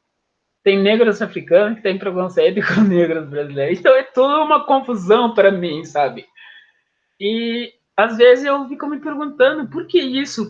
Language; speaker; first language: Portuguese; non-native, fluent; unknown